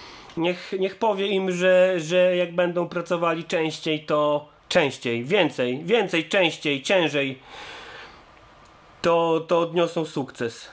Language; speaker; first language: Polish; native; Polish